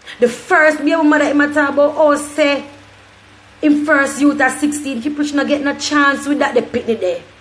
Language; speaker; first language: English; native; English